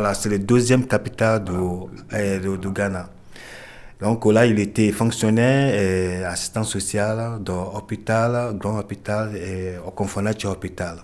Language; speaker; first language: French; non-native, fluent; Ewe